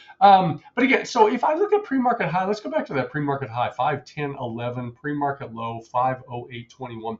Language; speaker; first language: English; native; English